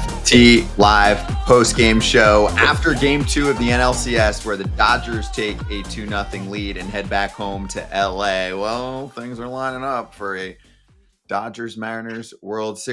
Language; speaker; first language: English; native; English